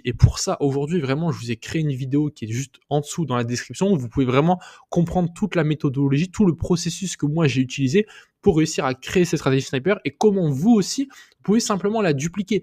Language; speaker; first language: French; native; French